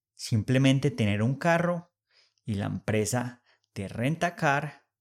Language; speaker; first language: Spanish; native; Spanish